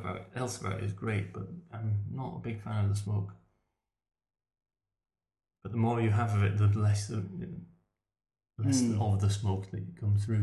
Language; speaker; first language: English; native; English